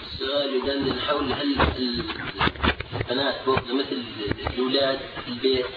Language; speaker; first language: Arabic; native; Arabic